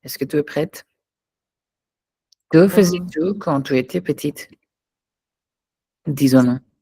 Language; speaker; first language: French; non-native, fluent; Hindi